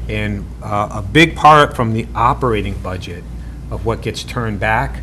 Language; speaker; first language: English; native; English